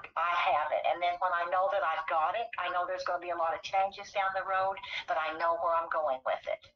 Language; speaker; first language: English; native; English